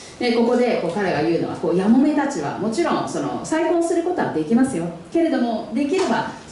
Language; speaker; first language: Japanese; non-native, fluent; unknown